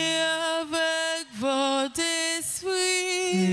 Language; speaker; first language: French; non-native, local second language; Haitian Creole